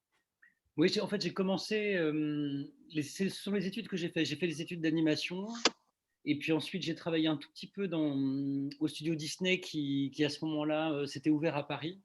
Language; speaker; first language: French; native; French